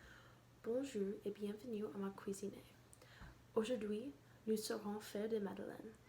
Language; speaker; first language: French; non-native, learner; English